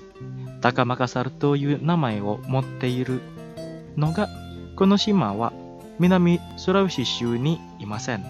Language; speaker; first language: Japanese; non-native, fluent; Indonesian